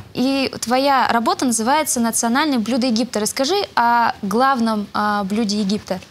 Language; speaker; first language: Russian; native; Russian